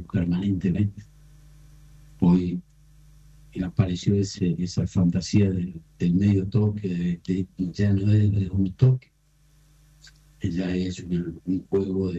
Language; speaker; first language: Spanish; native; Spanish